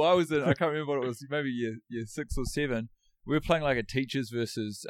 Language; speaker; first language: English; native; English